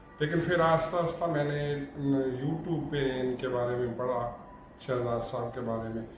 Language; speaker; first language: Urdu; non-native, local second language; Punjabi